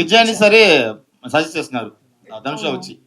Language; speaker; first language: Telugu; non-native, learner; Tamil